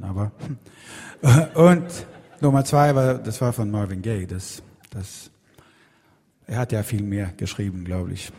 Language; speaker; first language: German; non-native, fluent; Swedish